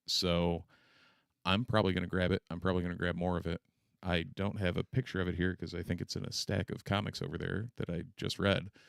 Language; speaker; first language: English; native; English